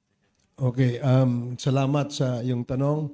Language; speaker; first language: Filipino; native; Filipino